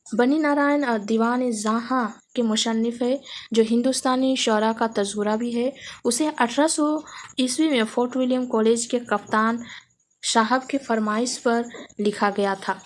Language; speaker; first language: Urdu; native; Urdu